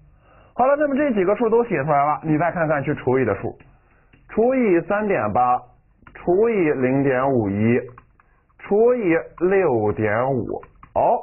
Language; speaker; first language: Chinese; native; Chinese